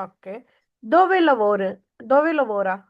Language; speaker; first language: Italian; non-native, learner; Urdu